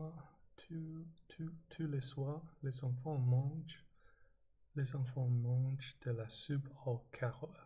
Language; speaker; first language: French; non-native, learner; English